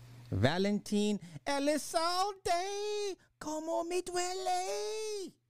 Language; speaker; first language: Spanish; non-native, learner; English